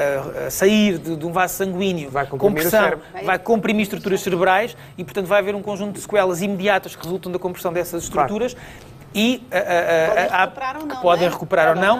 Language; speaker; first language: Portuguese; native; Portuguese